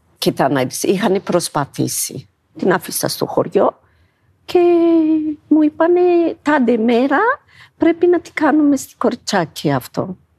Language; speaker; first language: Greek; non-native, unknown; Amharic